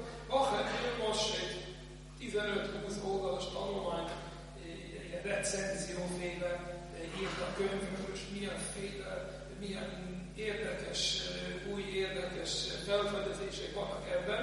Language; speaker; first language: Hungarian; non-native, fluent; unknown